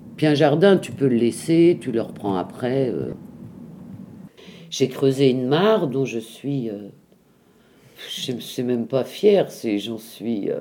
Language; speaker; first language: French; native; French